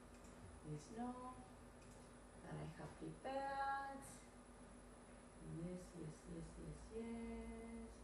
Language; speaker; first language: English; non-native, fluent; Spanish